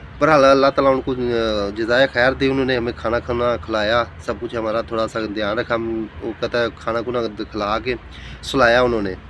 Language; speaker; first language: Urdu; non-native, local second language; Punjabi